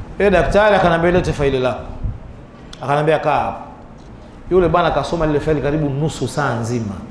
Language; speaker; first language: Swahili; native; Swahili